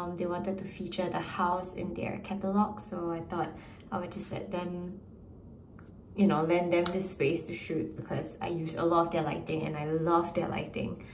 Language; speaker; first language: English; native; English